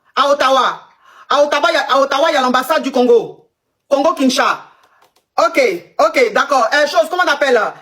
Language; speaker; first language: French; non-native, local second language; Lingala